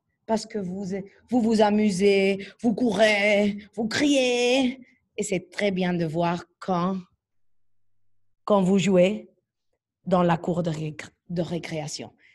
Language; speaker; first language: French; non-native, fluent; Spanish